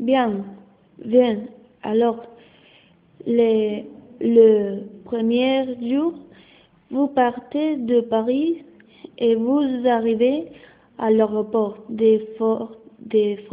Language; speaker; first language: French; non-native, learner; Spanish